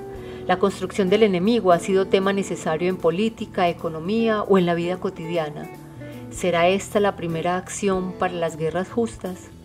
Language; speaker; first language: Spanish; native; Spanish